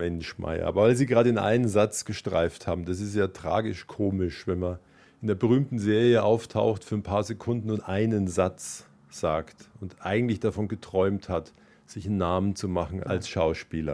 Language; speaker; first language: German; native; German